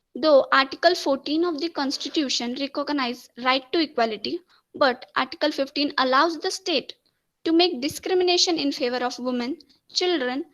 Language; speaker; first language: English; non-native, local second language; Marathi